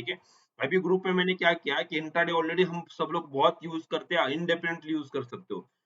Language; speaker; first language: Hindi; non-native, local second language; Marathi